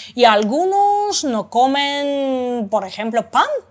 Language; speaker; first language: Spanish; non-native, fluent; Uzbek